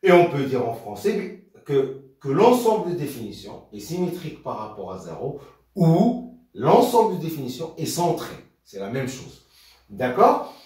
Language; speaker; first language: French; non-native, local second language; Arabic